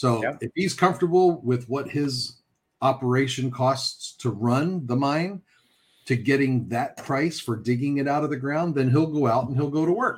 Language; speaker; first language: English; native; English